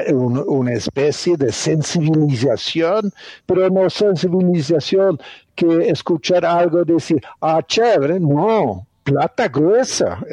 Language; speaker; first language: Spanish; non-native, fluent; Dutch